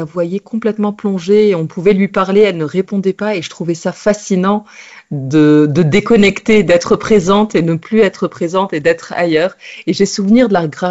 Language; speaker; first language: French; non-native, local second language; Arabic